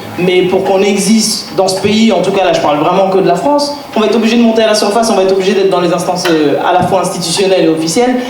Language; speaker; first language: French; native; French